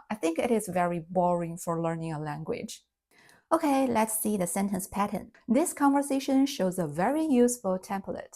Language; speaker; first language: English; non-native, fluent; Chinese